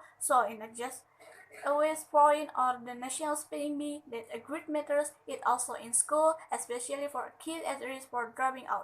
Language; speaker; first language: English; non-native, learner; Indonesian